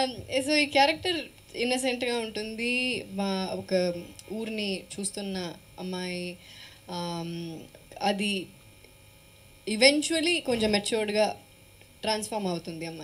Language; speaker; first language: Telugu; non-native, fluent; Malayalam